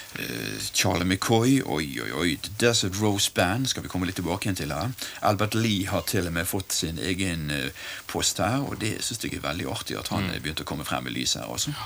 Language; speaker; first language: Norwegian; native; Norwegian